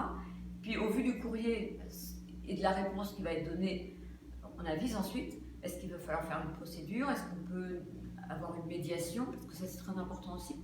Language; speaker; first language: French; native; French